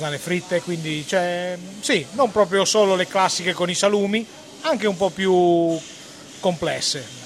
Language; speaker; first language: Italian; native; Italian